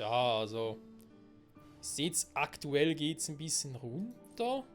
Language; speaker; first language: German; native; German